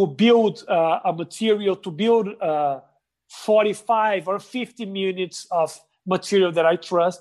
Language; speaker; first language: English; non-native, fluent; Portuguese